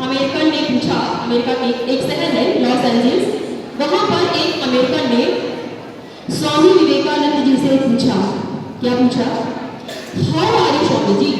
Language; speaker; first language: Hindi; native; Hindi